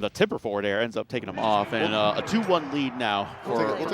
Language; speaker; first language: English; native; English